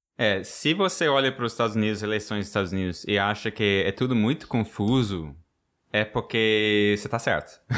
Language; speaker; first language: Portuguese; non-native, fluent; English